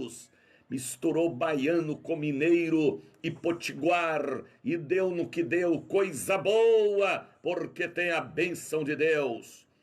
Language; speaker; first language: Portuguese; native; Portuguese